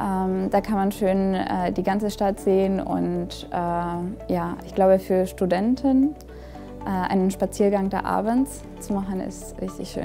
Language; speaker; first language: German; non-native, local second language; Hungarian